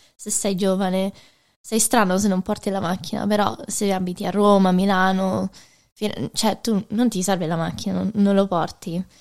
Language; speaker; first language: Italian; early bilingual, heritage; English